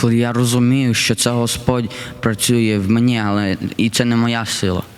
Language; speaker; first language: Ukrainian; early bilingual, heritage; Ukrainian